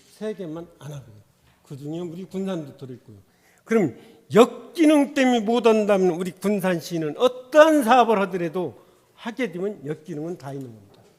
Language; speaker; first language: Korean; native; Korean